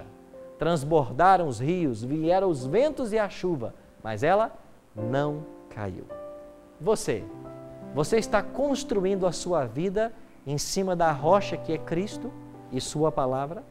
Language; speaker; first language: Portuguese; native; Portuguese